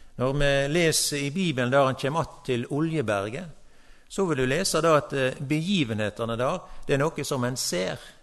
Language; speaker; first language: Norwegian; native; Norwegian